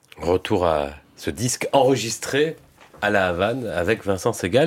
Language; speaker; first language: French; native; French